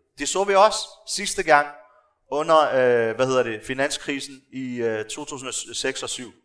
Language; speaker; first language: Danish; non-native, local second language; Arabic